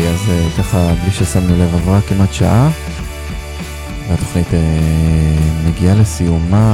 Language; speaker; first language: Hebrew; native; Hebrew